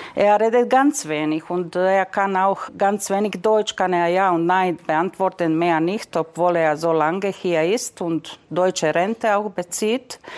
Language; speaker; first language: German; non-native, fluent; Croatian